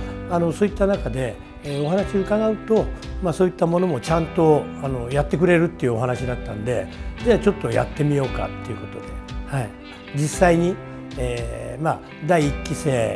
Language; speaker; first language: Japanese; native; Japanese